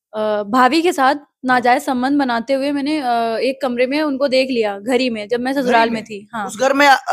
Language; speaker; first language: Hindi; native; Hindi